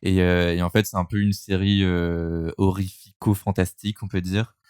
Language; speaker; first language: French; native; French